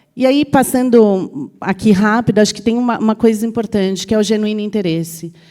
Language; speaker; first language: Portuguese; native; Portuguese